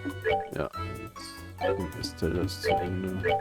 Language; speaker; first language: German; native; German